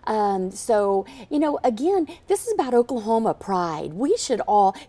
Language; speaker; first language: English; native; English